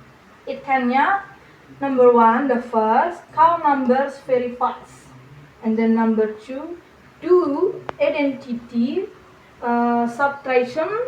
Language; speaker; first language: English; non-native, learner; Indonesian